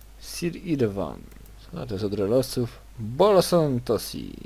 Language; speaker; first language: Polish; native; Polish